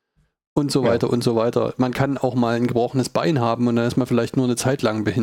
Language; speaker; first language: German; native; German